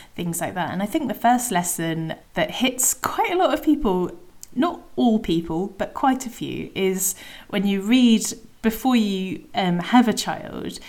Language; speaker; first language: English; native; English